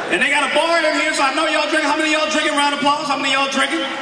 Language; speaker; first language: English; native; English